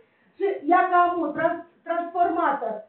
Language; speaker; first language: Romanian; non-native, local second language; Russian